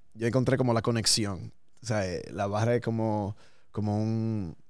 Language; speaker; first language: Spanish; early bilingual, heritage; Spanish